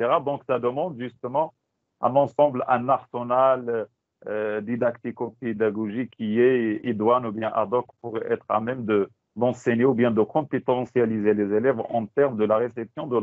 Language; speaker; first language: French; non-native, local second language; Tachelhit